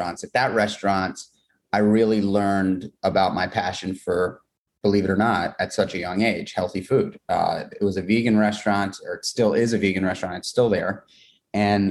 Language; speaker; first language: English; native; English